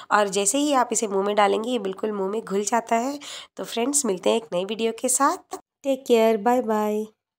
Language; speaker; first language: Hindi; native; Hindi